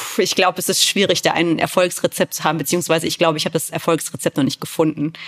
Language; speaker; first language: German; native; German